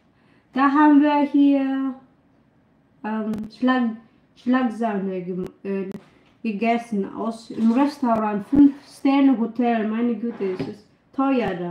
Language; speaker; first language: German; non-native, learner; Filipino